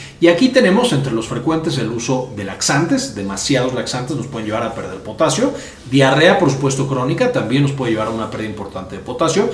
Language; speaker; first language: Spanish; native; Spanish